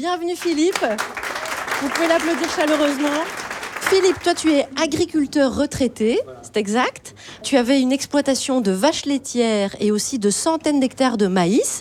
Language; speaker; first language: French; native; French